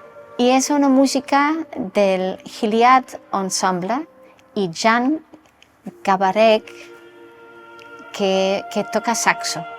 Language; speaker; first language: Catalan; non-native, fluent; English